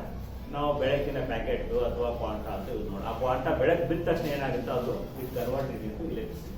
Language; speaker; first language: Kannada; native; Kannada